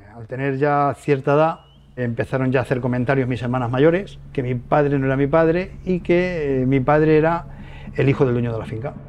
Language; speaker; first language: Spanish; native; Spanish